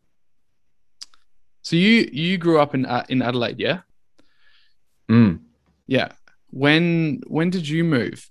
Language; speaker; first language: English; native; English